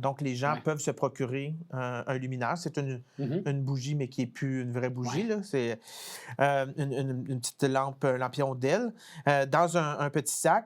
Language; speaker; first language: French; native; French